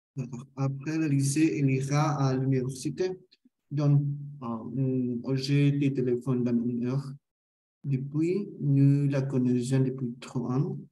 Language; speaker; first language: French; non-native, learner; Spanish